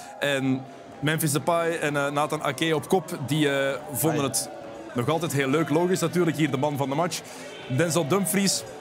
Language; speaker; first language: Dutch; native; Dutch